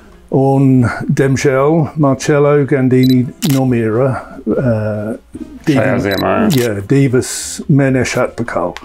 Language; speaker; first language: Latvian; non-native, learner; English